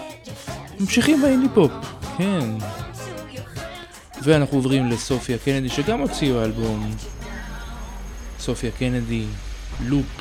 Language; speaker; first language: Hebrew; native; Hebrew